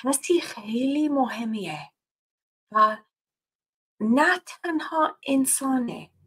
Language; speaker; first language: Persian; non-native, fluent; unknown